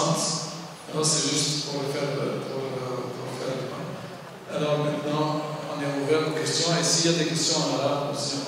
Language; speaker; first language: French; non-native, local second language; Arabic